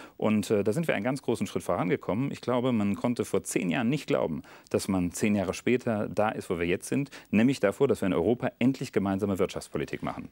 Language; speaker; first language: German; native; German